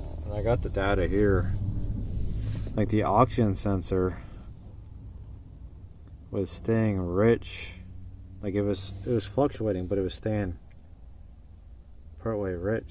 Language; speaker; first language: English; native; English